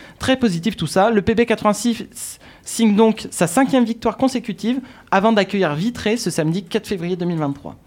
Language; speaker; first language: French; native; French